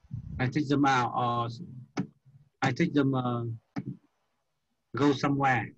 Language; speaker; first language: English; non-native, learner; Vietnamese